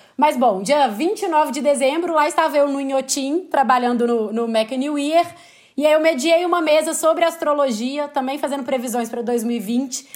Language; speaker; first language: Portuguese; native; Portuguese